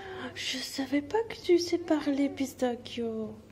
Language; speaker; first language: French; non-native, learner; English